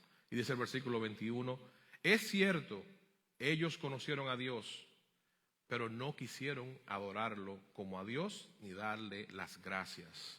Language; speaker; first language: Spanish; native; Spanish